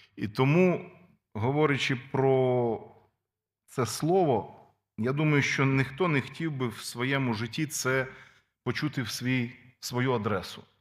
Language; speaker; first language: Ukrainian; non-native, local second language; Russian